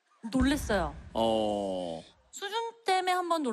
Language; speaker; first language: Korean; native; Korean